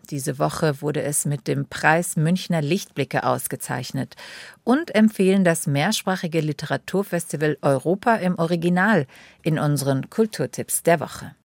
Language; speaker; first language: German; native; German